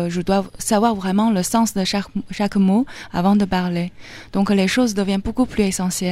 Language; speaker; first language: French; non-native, fluent; Chinese